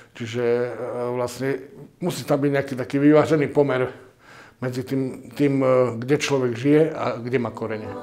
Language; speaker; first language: Slovak; non-native, local second language; Ukrainian